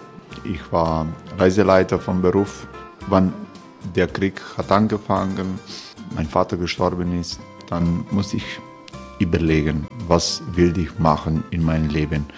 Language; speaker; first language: German; non-native, learner; Croatian